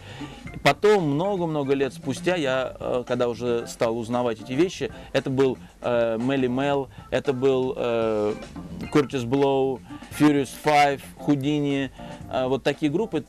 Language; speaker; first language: Russian; native; Russian